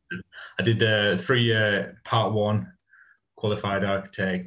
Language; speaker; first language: English; native; English